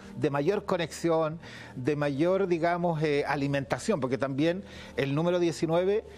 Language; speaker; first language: Spanish; native; Spanish